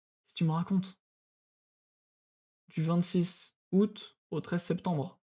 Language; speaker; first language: French; native; French